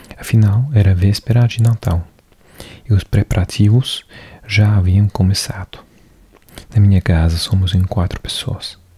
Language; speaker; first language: Portuguese; non-native, learner; English